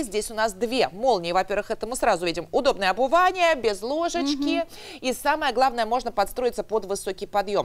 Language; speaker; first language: Russian; native; Russian